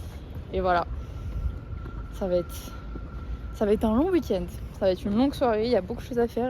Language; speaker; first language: French; native; French